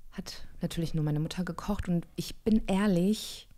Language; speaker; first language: German; native; German